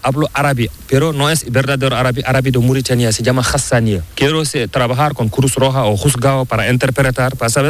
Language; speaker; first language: Spanish; non-native, learner; Fula